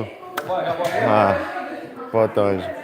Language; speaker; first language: Portuguese; non-native, learner; Spanish